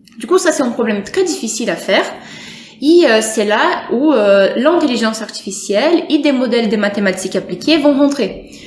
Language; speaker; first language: French; non-native, fluent; Portuguese